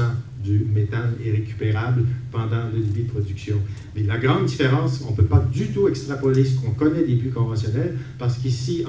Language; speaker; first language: French; native; French